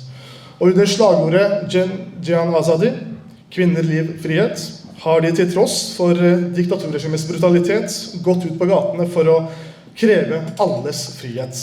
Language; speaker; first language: Norwegian; early bilingual, other home language; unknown